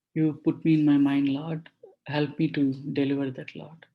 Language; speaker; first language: English; non-native, local second language; Telugu